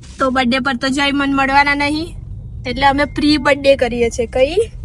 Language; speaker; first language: Gujarati; native; Gujarati